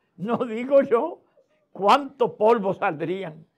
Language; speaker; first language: Spanish; native; Spanish